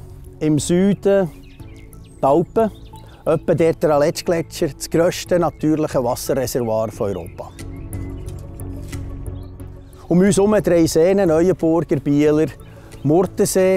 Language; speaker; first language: German; native; German